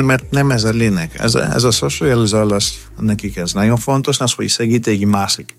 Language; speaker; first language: Hungarian; non-native, learner; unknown